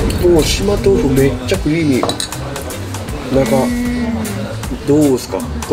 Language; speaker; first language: Japanese; native; Japanese